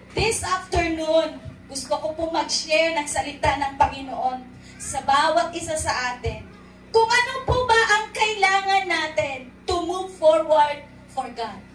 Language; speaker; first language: Filipino; non-native, local second language; Cebuano